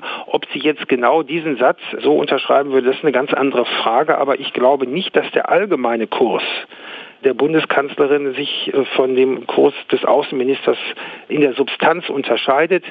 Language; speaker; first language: German; native; German